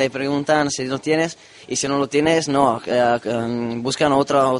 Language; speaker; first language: Spanish; non-native, learner; Italian